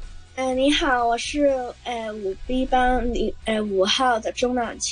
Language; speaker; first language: Chinese; non-native, local second language; Cantonese